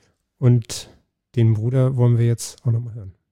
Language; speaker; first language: German; native; German